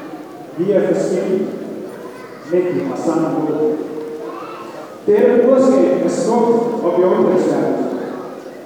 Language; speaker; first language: Danish; non-native, fluent; Arabic